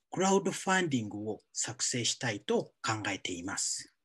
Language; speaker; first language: Japanese; non-native, fluent; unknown